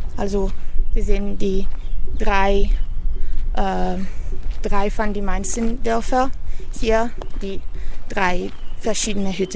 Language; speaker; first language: German; non-native, fluent; Italian